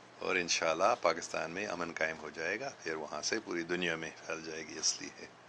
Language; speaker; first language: Urdu; early bilingual, other home language; English